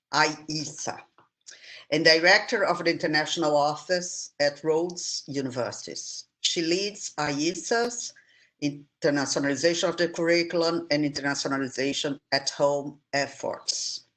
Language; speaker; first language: English; non-native, fluent; Portuguese